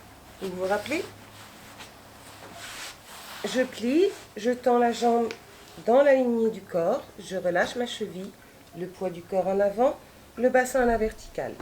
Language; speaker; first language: French; native; French